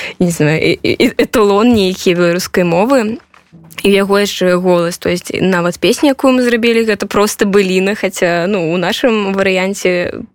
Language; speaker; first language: Belarusian; non-native, local second language; Russian